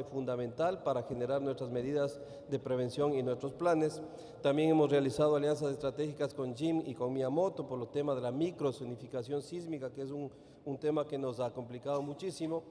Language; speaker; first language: Spanish; native; Spanish